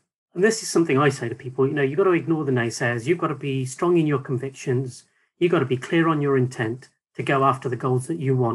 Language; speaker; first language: English; native; English